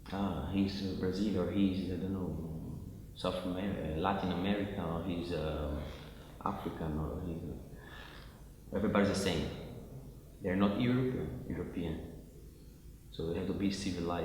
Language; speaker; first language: English; non-native, fluent; Portuguese